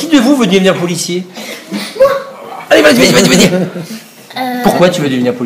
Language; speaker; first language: French; native; French